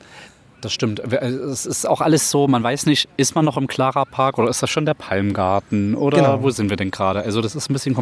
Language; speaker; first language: German; native; German